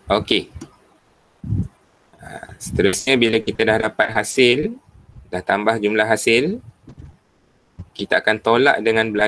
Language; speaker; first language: Malay; native; Malay